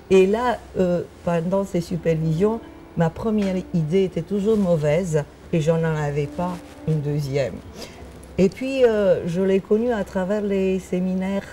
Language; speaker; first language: French; non-native, fluent; Romanian